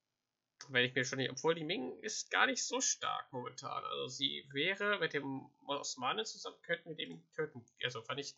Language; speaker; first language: German; native; German